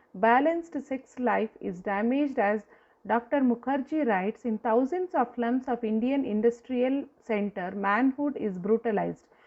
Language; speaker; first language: English; non-native, local second language; Kannada